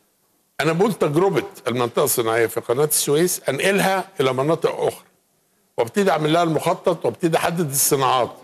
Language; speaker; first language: Arabic; native; Arabic